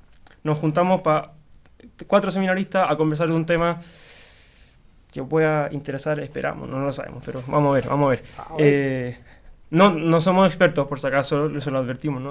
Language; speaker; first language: Spanish; native; Spanish